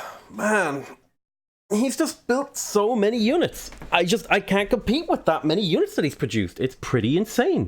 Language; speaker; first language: English; native; English